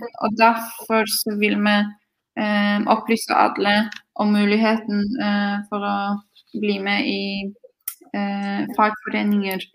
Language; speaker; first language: Norwegian; non-native, fluent; Polish